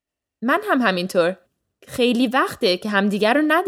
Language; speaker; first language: Persian; early bilingual, heritage; Persian